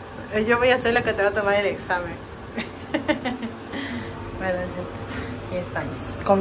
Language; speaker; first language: Spanish; native; Spanish